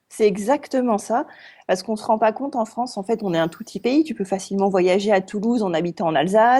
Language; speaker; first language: French; native; French